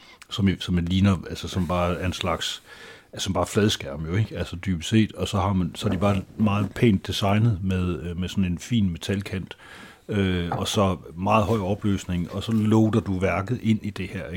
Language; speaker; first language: Danish; native; Danish